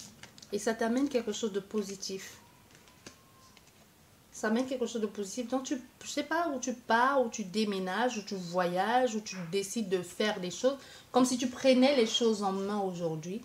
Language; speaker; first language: French; native; French